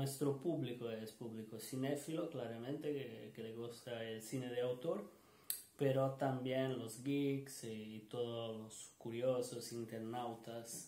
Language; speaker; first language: Spanish; non-native, learner; Portuguese